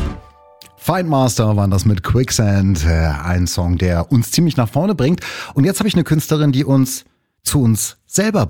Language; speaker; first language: German; native; German